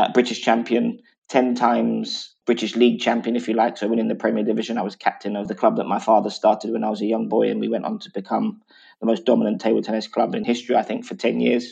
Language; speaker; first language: English; native; English